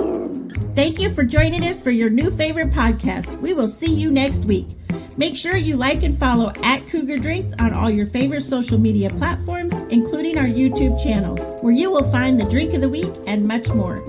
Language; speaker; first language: English; native; English